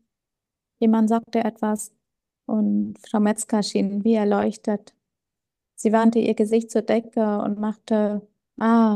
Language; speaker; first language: German; early bilingual, other home language; Vietnamese